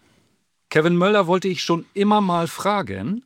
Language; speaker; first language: German; native; German